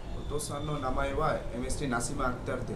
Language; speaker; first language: Japanese; non-native, learner; Bangla